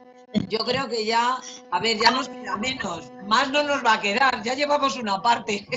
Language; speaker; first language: Spanish; native; Spanish